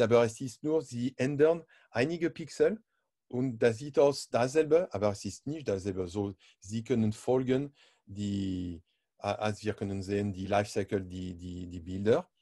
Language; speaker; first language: German; non-native, learner; French